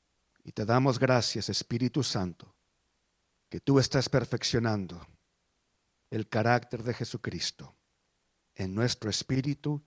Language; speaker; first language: Spanish; early bilingual, heritage; Spanish